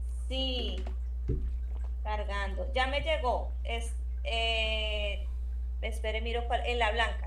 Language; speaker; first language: Spanish; native; Spanish